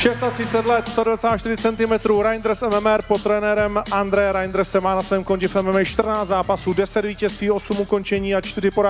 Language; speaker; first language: Czech; native; Czech